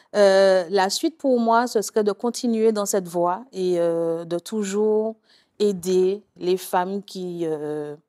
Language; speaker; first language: French; native; French